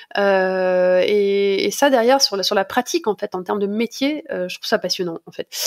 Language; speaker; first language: French; native; French